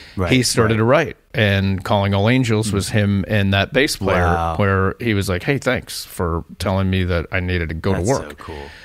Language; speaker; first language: English; native; English